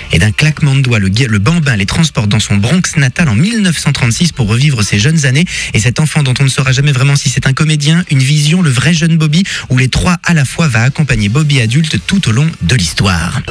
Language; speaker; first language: French; native; French